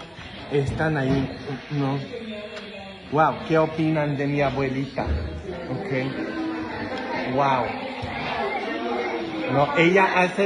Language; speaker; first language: Spanish; non-native, fluent; Polish